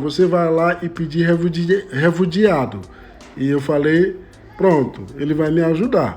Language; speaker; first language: Portuguese; non-native, fluent; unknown